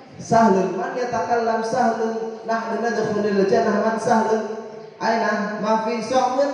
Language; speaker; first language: Arabic; non-native, learner; Indonesian